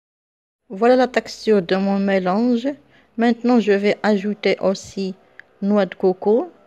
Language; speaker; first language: French; non-native, local second language; Arabic